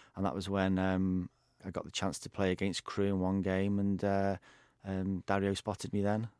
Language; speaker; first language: English; native; English